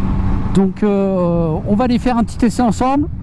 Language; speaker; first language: French; native; French